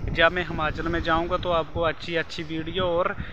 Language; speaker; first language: Hindi; native; Hindi